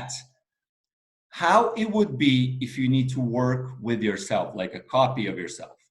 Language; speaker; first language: English; non-native, fluent; Portuguese